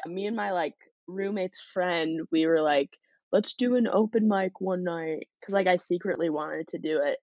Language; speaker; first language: English; native; English